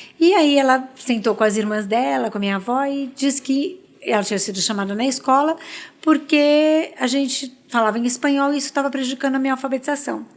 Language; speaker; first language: Portuguese; early bilingual, other home language; Spanish